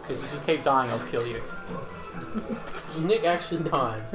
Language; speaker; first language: English; native; English